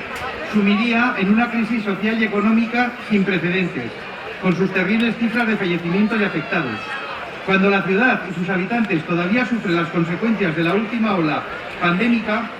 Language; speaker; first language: Spanish; native; Spanish